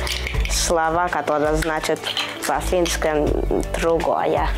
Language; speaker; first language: Russian; early bilingual, heritage; Russian